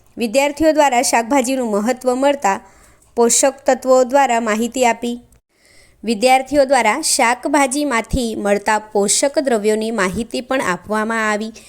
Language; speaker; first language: Gujarati; non-native, local second language; Marathi